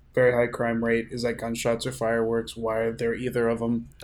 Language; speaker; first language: English; native; English